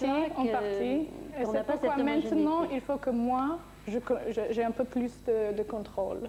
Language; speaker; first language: French; non-native, fluent; English